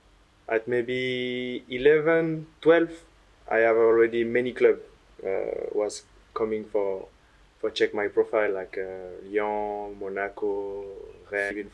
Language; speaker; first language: English; non-native, learner; French